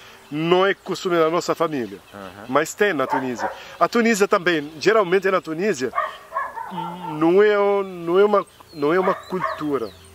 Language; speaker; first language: Portuguese; non-native, fluent; Arabic